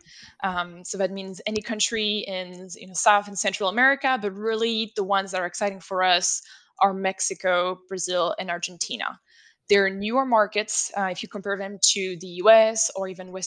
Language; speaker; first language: English; non-native, fluent; French